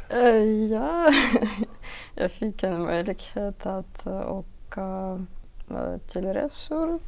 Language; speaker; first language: Swedish; non-native, fluent; Russian